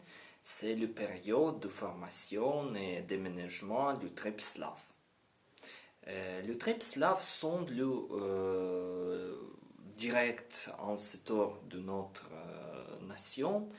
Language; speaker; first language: French; non-native, learner; Ukrainian